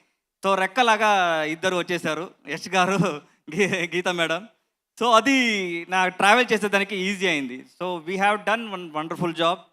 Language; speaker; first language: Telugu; non-native, learner; Kannada